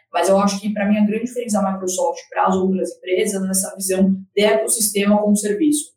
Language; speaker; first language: Portuguese; native; Portuguese